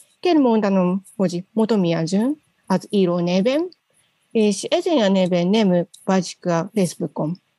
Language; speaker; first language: Hungarian; non-native, learner; Japanese